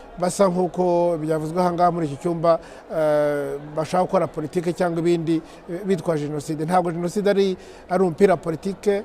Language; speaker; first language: Kinyarwanda; native; Kinyarwanda